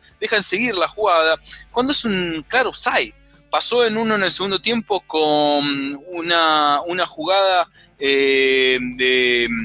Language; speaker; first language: Spanish; native; Spanish